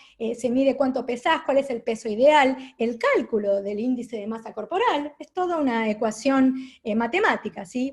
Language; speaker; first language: Spanish; native; Spanish